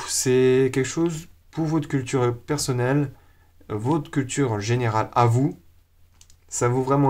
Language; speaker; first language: French; native; French